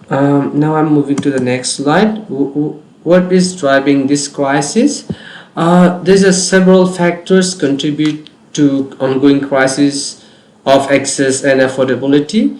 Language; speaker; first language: English; non-native, local second language; Bangla